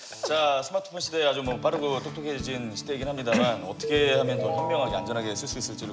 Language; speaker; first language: Korean; native; Korean